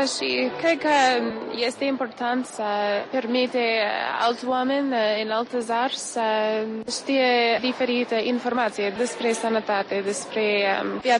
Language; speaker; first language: Romanian; non-native, learner; English